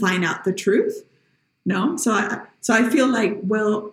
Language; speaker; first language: English; non-native, fluent; Spanish